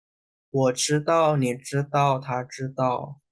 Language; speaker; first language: Chinese; non-native, fluent; Indonesian